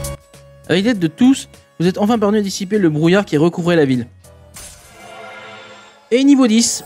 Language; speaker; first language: French; native; French